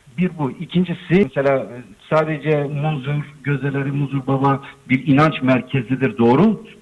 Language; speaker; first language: Turkish; non-native, local second language; Zaza